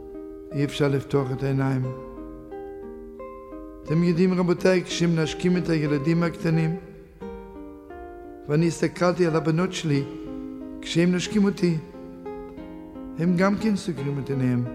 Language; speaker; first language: Hebrew; non-native, fluent; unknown